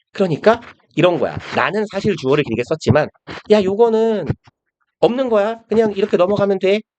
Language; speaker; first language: Korean; native; Korean